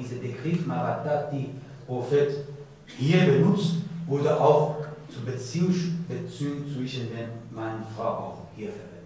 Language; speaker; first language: German; non-native, learner; Persian